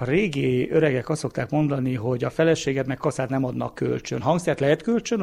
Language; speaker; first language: Hungarian; native; Hungarian